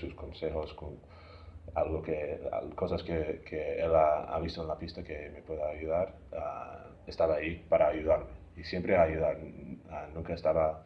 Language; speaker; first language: Spanish; non-native, fluent; English